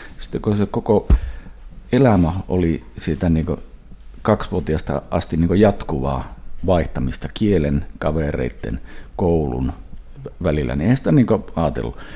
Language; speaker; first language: Finnish; early bilingual, heritage; Finnish